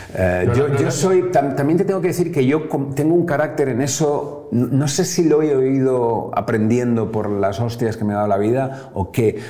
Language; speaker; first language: Spanish; native; Spanish